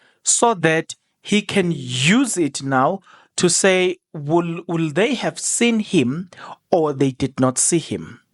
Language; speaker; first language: English; non-native, local second language; Zulu